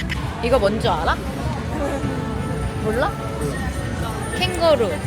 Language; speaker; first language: Korean; native; Korean